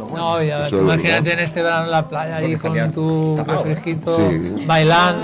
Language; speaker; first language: Spanish; non-native, local second language; Catalan